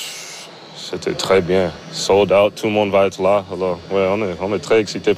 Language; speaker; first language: French; non-native, learner; English